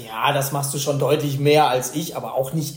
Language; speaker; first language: German; native; German